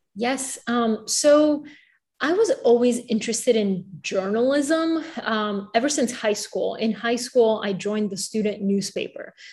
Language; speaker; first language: English; early bilingual, other home language; Bulgarian